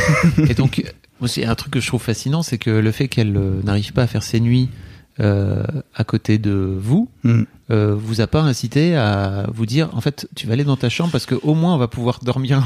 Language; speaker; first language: French; native; French